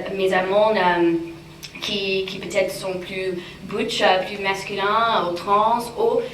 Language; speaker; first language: French; non-native, fluent; English